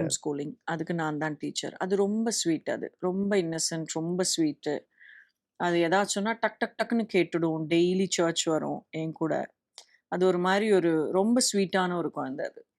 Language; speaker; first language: Tamil; native; Tamil